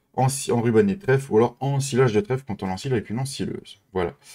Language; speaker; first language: French; native; French